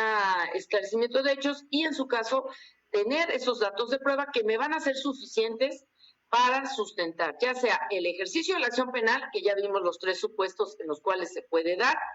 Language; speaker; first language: Spanish; native; Spanish